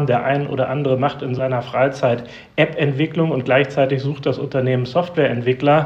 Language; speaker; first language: German; native; German